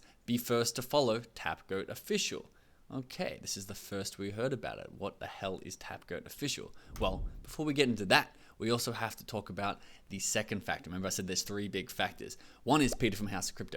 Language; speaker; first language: English; native; English